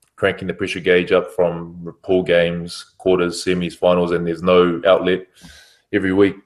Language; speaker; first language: English; native; English